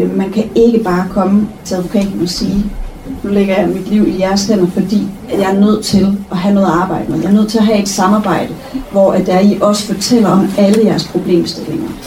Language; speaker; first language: Danish; native; Danish